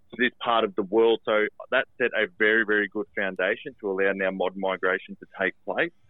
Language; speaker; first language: English; early bilingual, other home language; Albanian